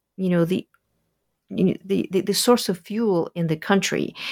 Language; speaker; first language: English; early bilingual, other home language; Russian